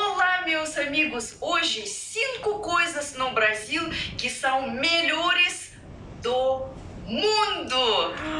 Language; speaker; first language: Portuguese; non-native, fluent; Russian